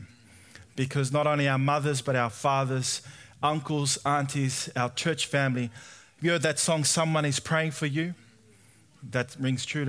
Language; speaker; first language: English; native; English